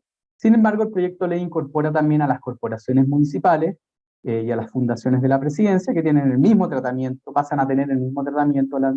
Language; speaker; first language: Spanish; native; Spanish